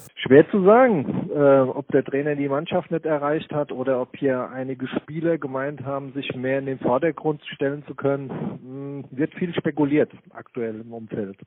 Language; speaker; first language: German; native; German